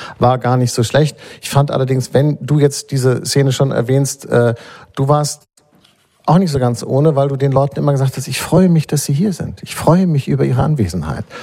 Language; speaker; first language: German; native; German